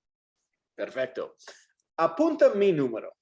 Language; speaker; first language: Spanish; non-native, fluent; English